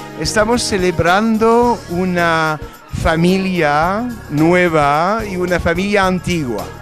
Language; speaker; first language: Spanish; non-native, fluent; French